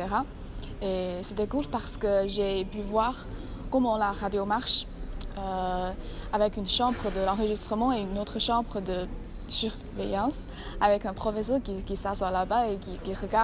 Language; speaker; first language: French; non-native, learner; Chinese